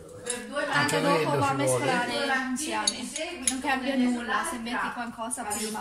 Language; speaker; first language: Italian; non-native, learner; Thai